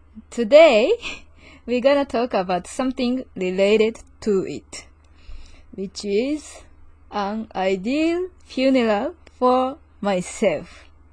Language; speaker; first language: English; non-native, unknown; Japanese